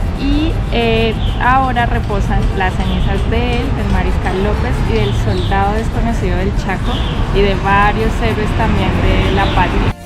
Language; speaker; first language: Spanish; native; Spanish